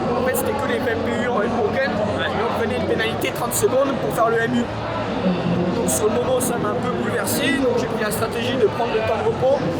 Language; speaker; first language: French; native; French